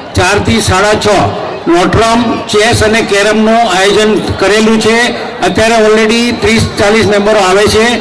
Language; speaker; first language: Gujarati; native; Gujarati